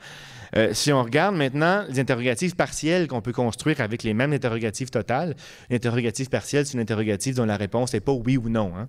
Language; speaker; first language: French; native; French